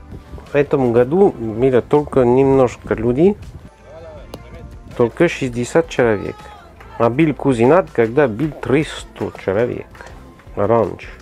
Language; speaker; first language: Russian; non-native, learner; French